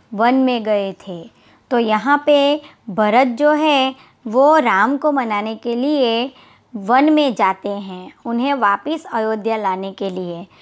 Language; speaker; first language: Hindi; non-native, local second language; Gujarati